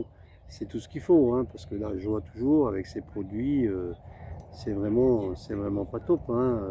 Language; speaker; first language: French; native; French